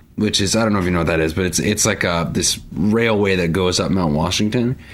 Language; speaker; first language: English; native; English